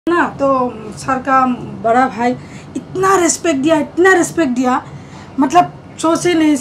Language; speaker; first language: Hindi; non-native, local second language; Assamese